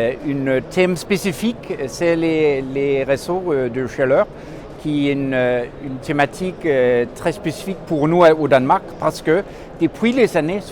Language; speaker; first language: French; non-native, fluent; Danish